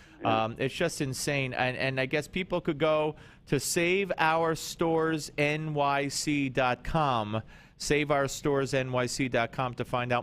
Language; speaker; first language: English; native; English